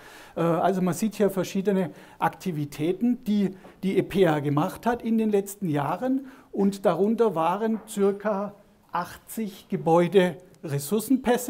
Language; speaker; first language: German; native; German